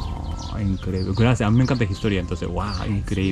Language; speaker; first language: Spanish; non-native, learner; Japanese